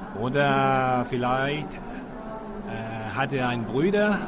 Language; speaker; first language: German; non-native, learner; Danish